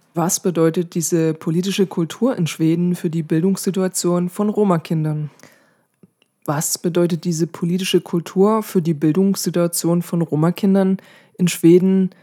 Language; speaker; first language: German; native; German